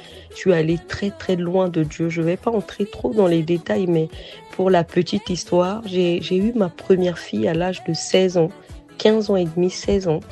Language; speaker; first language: French; non-native, local second language; Sango